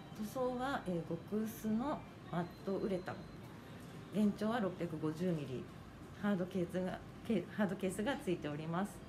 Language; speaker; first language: Japanese; native; Japanese